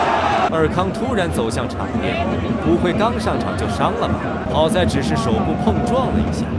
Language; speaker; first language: Chinese; native; Chinese